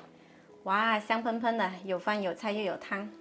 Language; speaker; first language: Chinese; native; Chinese